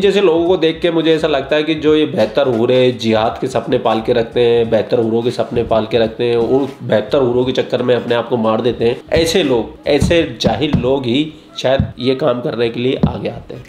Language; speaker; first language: Hindi; native; Hindi